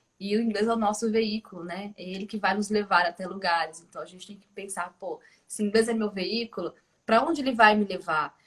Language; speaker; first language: Portuguese; native; Portuguese